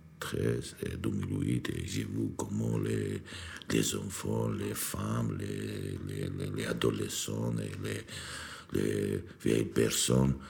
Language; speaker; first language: French; non-native, learner; Georgian